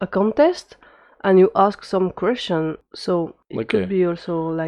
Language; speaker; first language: English; non-native, fluent; French